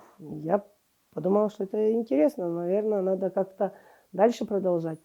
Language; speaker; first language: Russian; non-native, local second language; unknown